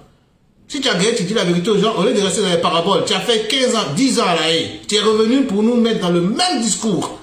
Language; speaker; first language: French; native; French